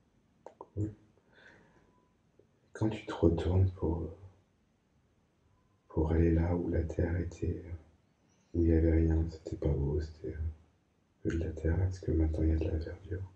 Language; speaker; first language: French; native; French